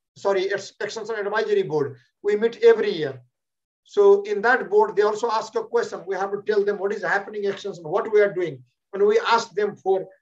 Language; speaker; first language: English; non-native, local second language; Nepali